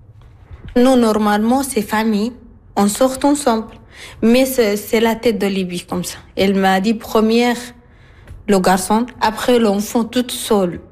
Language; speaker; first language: French; non-native, learner; Arabic